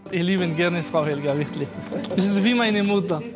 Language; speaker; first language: German; non-native, learner; Arabic